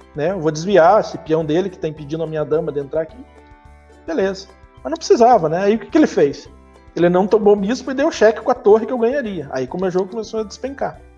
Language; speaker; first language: Portuguese; native; Portuguese